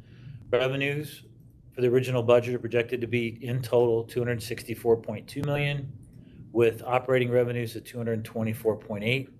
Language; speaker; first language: English; native; English